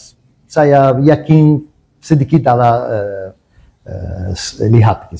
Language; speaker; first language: Indonesian; non-native, learner; Italian